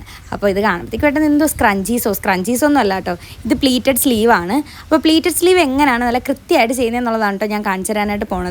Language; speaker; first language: Malayalam; native; Malayalam